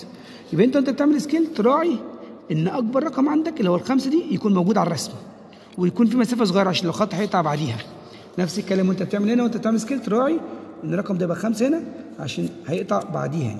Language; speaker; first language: Arabic; native; Arabic